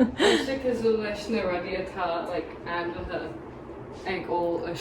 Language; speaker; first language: Irish; non-native, local second language; English